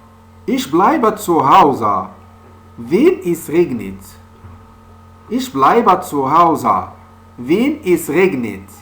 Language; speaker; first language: German; non-native, fluent; French